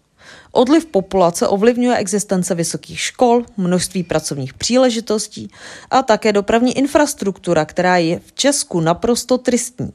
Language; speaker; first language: Czech; native; Czech